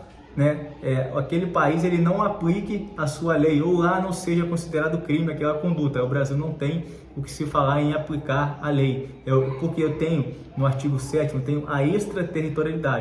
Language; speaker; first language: Portuguese; native; Portuguese